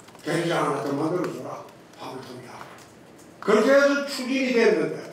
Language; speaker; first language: Korean; native; Korean